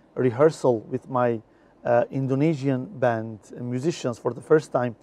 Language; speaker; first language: English; non-native, fluent; Turkish